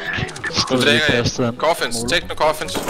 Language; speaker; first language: Danish; native; Danish